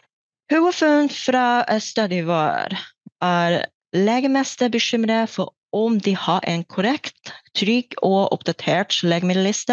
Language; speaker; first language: Norwegian; non-native, fluent; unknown